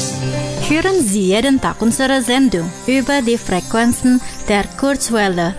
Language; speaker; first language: German; non-native, fluent; Indonesian